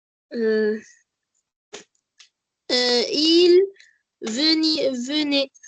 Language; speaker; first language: French; non-native, learner; Arabic